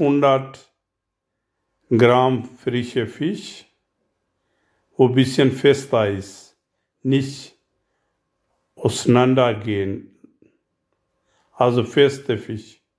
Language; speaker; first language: German; non-native, learner; Urdu